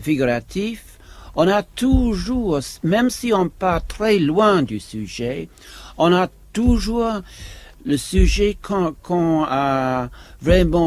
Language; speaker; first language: French; non-native, fluent; English